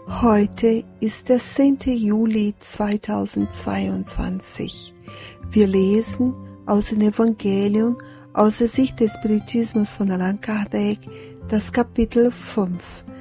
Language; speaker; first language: German; non-native, fluent; Portuguese